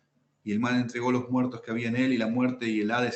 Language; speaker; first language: Spanish; native; Spanish